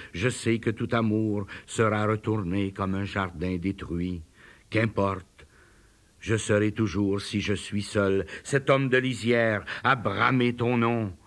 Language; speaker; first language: French; native; French